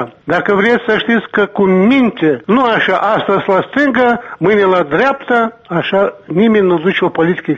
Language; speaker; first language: Romanian; non-native, local second language; Gagauz